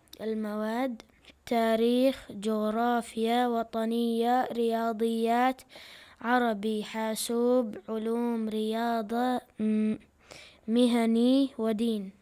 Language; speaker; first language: Arabic; early bilingual, other home language; Chechen